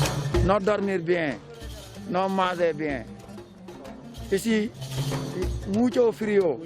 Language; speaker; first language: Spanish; non-native, learner; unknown